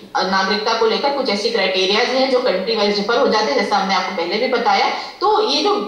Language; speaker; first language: Hindi; native; Hindi